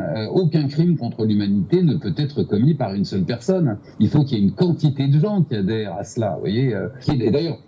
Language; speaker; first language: French; native; French